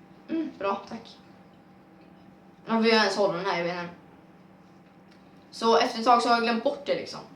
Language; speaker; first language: Swedish; native; Swedish